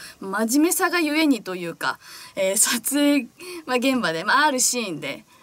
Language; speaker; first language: Japanese; native; Japanese